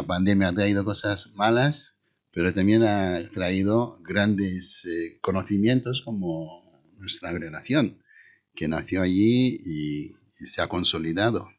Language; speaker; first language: Spanish; non-native, fluent; Haitian Creole